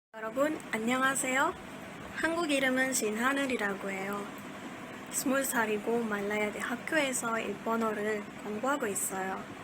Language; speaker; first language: Korean; non-native, learner; Malay